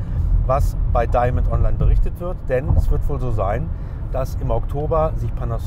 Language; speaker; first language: German; native; German